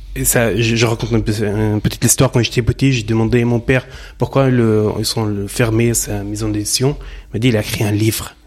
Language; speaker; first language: French; non-native, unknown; Arabic